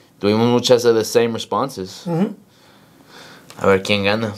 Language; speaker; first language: Spanish; early bilingual, heritage; Spanish